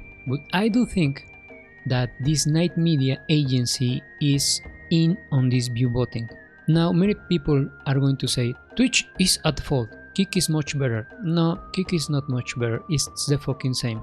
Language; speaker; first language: English; non-native, fluent; Spanish